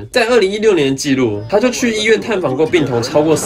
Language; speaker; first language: Chinese; native; Chinese